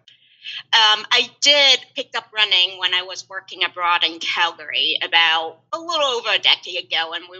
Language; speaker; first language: English; non-native, local second language; Cantonese